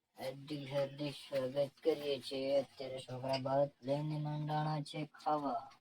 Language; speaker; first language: Gujarati; non-native, local second language; Bhili